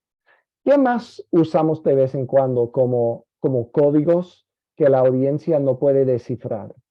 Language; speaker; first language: Spanish; non-native, fluent; English